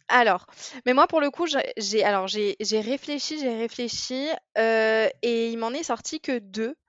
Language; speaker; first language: French; early bilingual, other home language; English